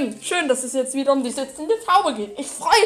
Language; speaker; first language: German; native; German